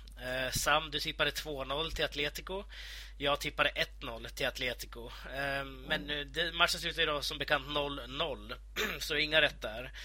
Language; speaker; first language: Swedish; native; Swedish